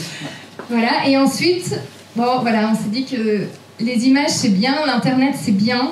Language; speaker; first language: French; native; French